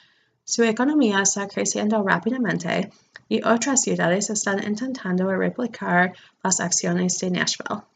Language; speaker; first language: Spanish; non-native, fluent; English